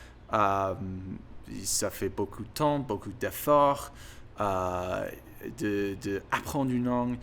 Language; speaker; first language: French; non-native, learner; English